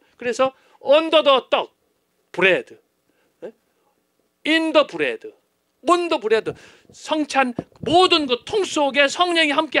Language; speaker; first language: Korean; native; Korean